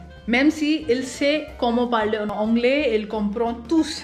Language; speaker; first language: French; non-native, learner; Hindi